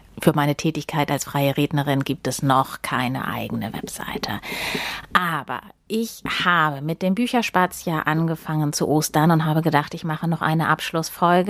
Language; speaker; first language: German; native; German